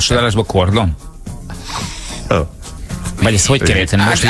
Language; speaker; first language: Hungarian; native; Hungarian